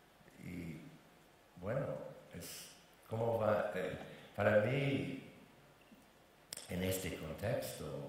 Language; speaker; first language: Spanish; non-native, fluent; English